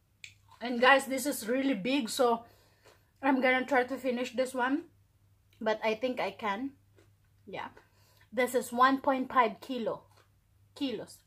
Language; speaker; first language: English; non-native, local second language; Filipino